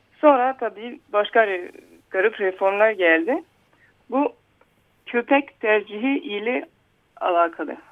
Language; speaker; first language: Turkish; early bilingual, heritage; Turkish